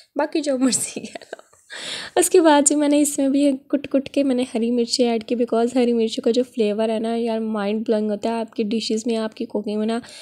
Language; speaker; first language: Urdu; non-native, local second language; Punjabi